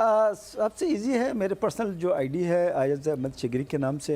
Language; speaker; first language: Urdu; non-native, local second language; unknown